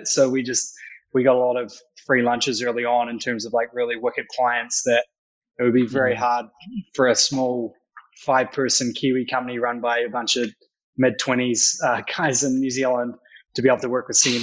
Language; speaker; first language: English; native; English